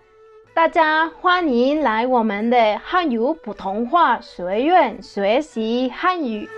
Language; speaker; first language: Chinese; non-native, learner; Spanish